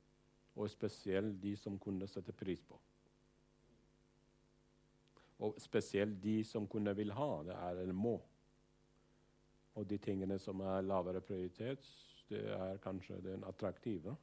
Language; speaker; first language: Norwegian; non-native, fluent; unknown